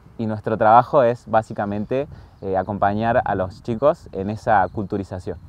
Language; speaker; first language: Spanish; native; Spanish